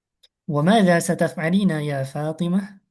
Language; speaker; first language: Arabic; non-native, fluent; Indonesian